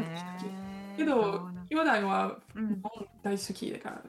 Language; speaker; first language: Japanese; non-native, learner; French